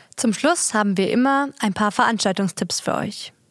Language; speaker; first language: German; native; German